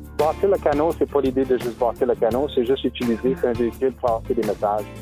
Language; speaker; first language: French; native; French